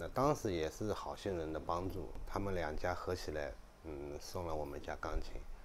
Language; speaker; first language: Chinese; native; Chinese